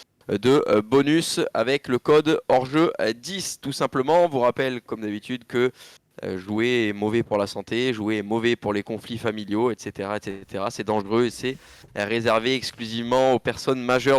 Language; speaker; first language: French; native; French